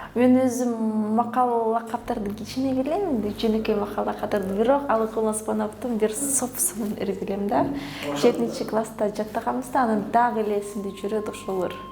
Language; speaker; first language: Kyrgyz; early bilingual, other home language; Russian